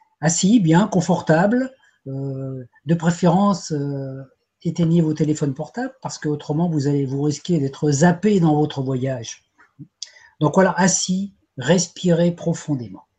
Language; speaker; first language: French; native; French